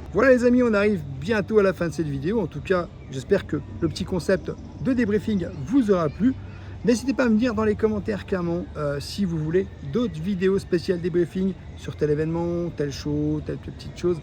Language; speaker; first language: French; native; French